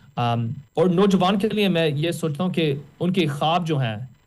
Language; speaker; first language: Urdu; native; Urdu